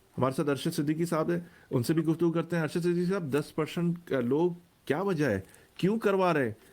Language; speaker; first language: Urdu; native; Urdu